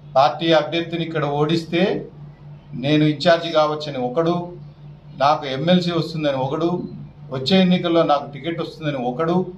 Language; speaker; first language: Telugu; native; Telugu